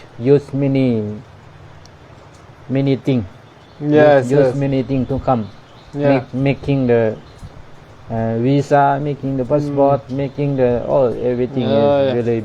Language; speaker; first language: English; non-native, learner; Thai